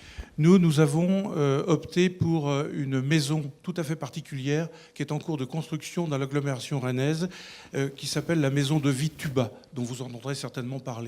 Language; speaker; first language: French; native; French